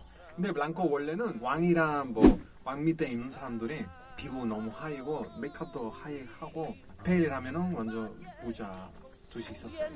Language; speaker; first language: Korean; non-native, fluent; Spanish